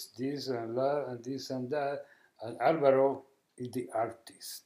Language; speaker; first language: English; non-native, learner; Spanish